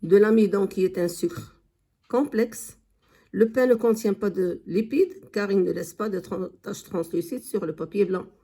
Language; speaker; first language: French; non-native, local second language; Arabic